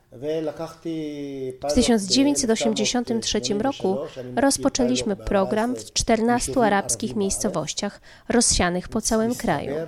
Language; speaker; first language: Polish; non-native, fluent; Arabic